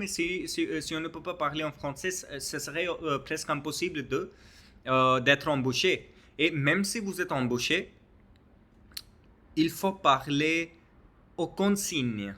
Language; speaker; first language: French; non-native, learner; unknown